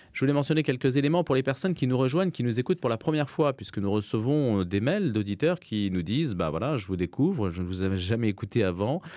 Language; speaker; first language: French; native; French